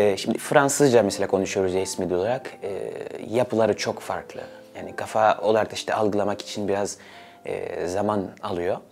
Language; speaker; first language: Turkish; early bilingual, other home language; Swahili